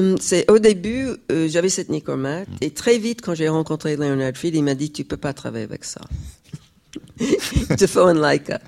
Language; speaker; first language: French; non-native, fluent; English